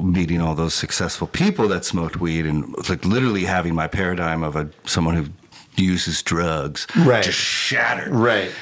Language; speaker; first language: English; native; English